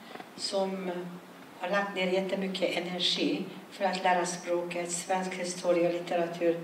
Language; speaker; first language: Swedish; non-native, fluent; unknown